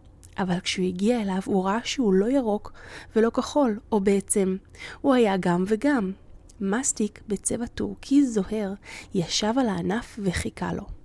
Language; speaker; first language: Hebrew; native; Hebrew